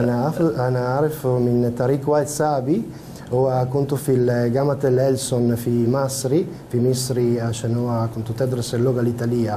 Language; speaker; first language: Arabic; non-native, learner; Italian